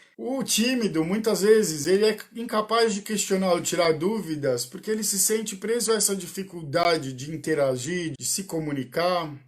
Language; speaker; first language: Portuguese; early bilingual, other home language; Hebrew